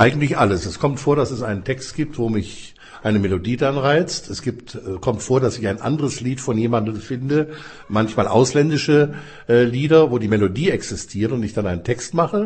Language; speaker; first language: German; native; German